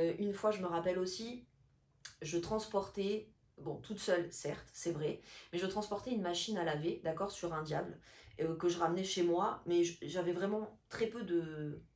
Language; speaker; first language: French; native; French